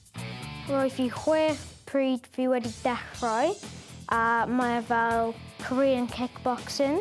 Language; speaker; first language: Welsh; non-native, local second language; English